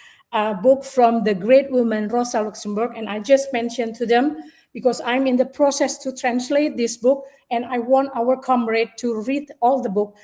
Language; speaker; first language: English; non-native, fluent; Indonesian